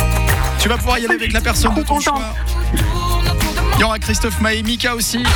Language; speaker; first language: French; native; French